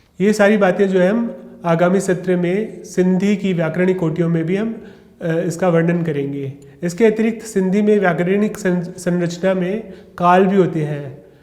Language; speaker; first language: Hindi; non-native, local second language; Sindhi